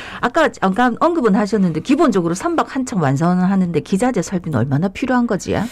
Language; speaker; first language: Korean; native; Korean